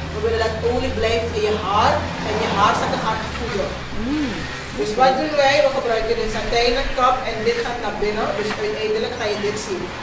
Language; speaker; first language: Dutch; native; Dutch